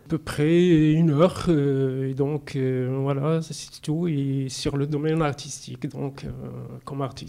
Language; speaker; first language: French; non-native, learner; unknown